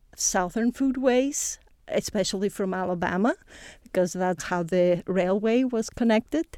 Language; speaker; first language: English; non-native, fluent; Greek